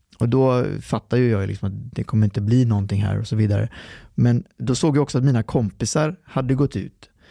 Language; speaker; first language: Swedish; early bilingual, other home language; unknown